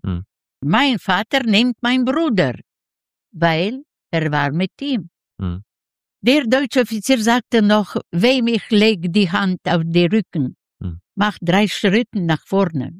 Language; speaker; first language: German; non-native, learner; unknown